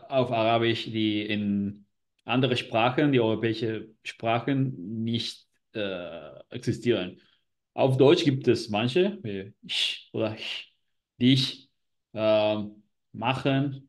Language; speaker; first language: German; non-native, learner; Spanish